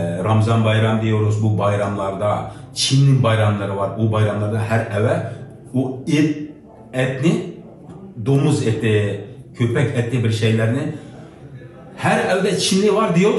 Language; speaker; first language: Turkish; non-native, learner; Uyghur